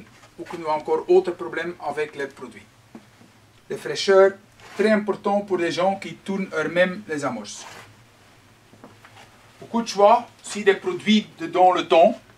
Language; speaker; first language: French; non-native, local second language; Dutch